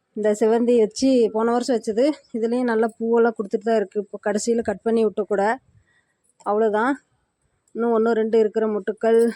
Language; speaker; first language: Tamil; non-native, local second language; Telugu